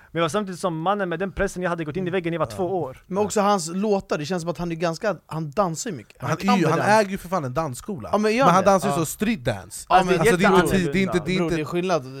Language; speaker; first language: Swedish; native; Swedish